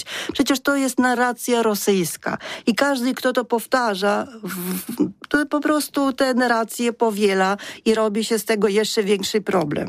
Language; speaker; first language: Polish; non-native, fluent; Ukrainian